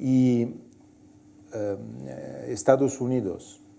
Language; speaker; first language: Spanish; non-native, fluent; Italian